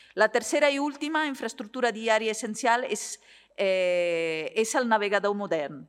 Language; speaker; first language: Catalan; non-native, fluent; Italian